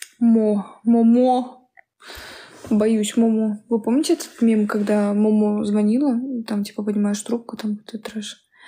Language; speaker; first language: Russian; native; Russian